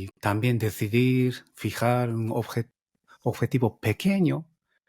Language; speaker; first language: Spanish; non-native, fluent; Japanese